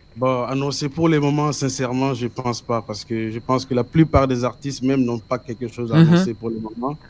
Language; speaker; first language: French; non-native, local second language; Mossi